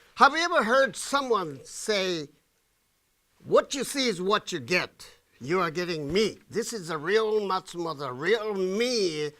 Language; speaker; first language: English; non-native, fluent; Japanese